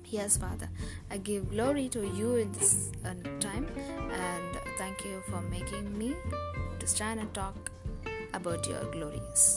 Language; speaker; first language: English; non-native, local second language; Tamil